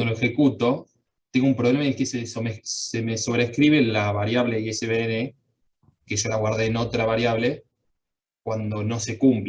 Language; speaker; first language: Spanish; native; Spanish